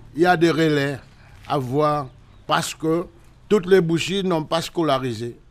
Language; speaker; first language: French; native; French